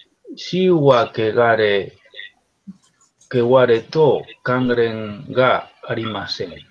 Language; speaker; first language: Japanese; non-native, learner; Spanish